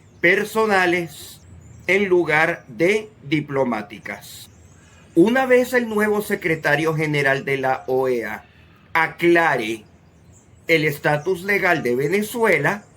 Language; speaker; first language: Spanish; native; Spanish